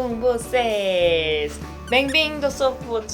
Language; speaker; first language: Portuguese; non-native, learner; Korean